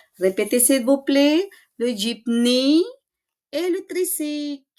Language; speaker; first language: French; non-native, fluent; Filipino